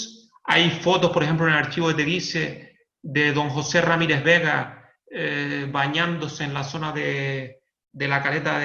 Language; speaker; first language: Spanish; native; Spanish